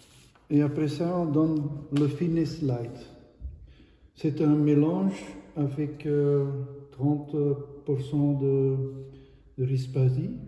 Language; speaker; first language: French; non-native, local second language; Dutch